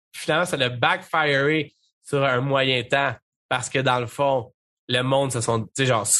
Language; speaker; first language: French; native; French